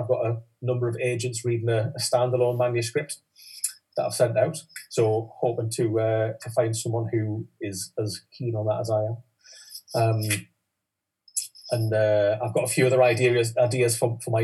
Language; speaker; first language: English; native; English